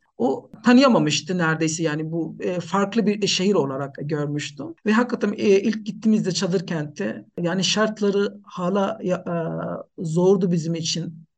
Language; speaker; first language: Turkish; non-native, fluent; Nepali